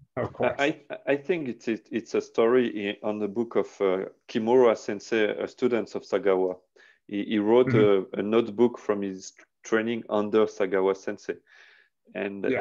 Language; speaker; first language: English; non-native, learner; French